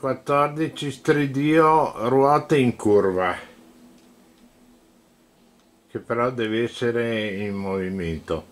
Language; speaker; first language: Italian; native; Italian